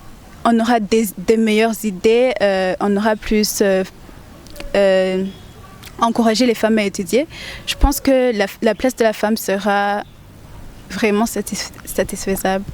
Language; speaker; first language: French; non-native, local second language; Rundi